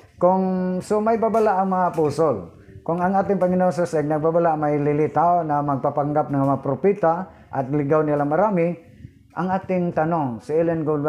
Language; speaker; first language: Filipino; non-native, local second language; Cebuano